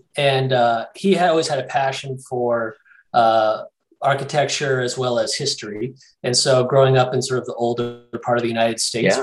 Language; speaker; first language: English; native; English